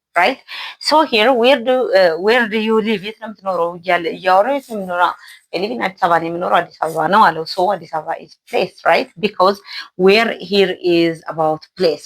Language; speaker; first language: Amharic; native; Amharic